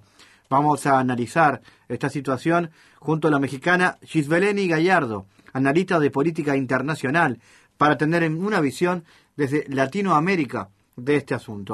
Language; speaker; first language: Spanish; native; Spanish